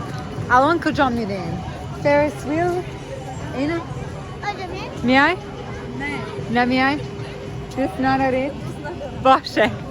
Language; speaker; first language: Persian; non-native, learner; English